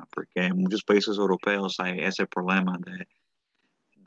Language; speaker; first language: Spanish; early bilingual, heritage; Spanish